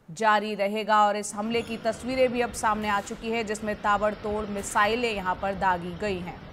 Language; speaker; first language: Hindi; native; Hindi